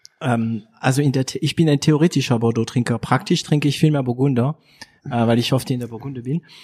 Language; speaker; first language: German; non-native, fluent; French